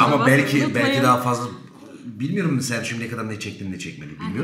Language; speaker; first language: Turkish; native; Turkish